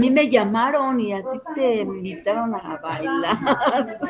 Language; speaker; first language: Spanish; native; Spanish